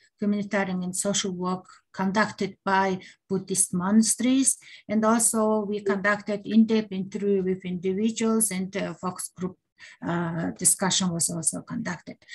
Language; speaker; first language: English; non-native, learner; Mongolian